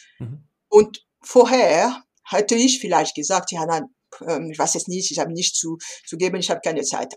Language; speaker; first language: German; non-native, fluent; French